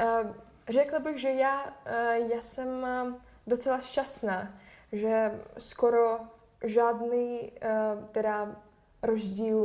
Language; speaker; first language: Czech; non-native, fluent; Russian